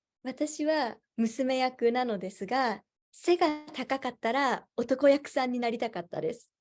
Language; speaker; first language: Japanese; native; Japanese